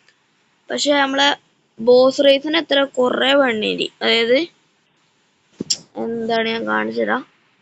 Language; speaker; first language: Malayalam; native; Malayalam